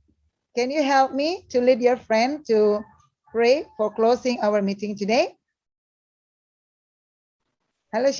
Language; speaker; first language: English; non-native, learner; Indonesian